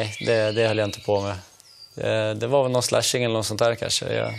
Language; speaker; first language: Swedish; native; Swedish